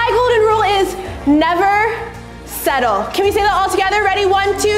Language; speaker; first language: English; native; English